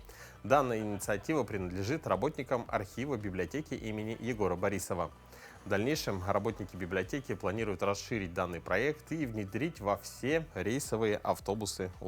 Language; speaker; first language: Russian; native; Russian